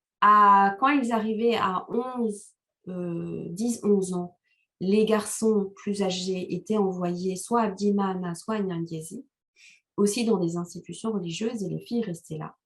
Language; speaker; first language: French; non-native, local second language; Kinyarwanda